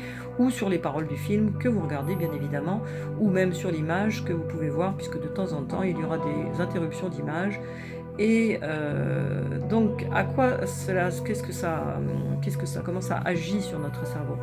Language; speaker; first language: French; native; French